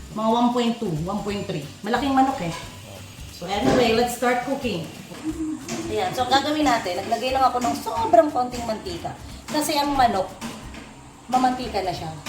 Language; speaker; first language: Filipino; non-native, local second language; Bikol